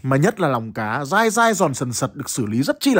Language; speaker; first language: Vietnamese; native; Vietnamese